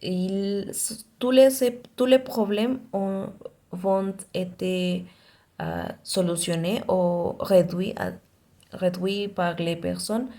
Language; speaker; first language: French; non-native, learner; Spanish